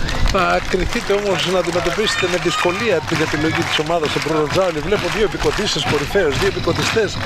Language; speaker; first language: Greek; native; Greek